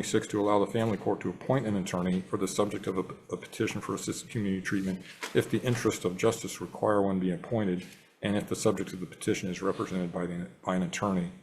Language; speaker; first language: English; native; English